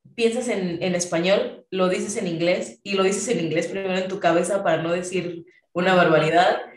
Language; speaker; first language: Spanish; native; Spanish